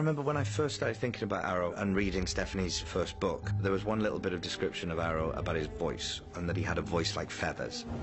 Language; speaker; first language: English; native; English